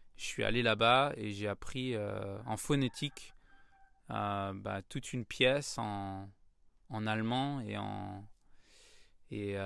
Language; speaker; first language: French; native; French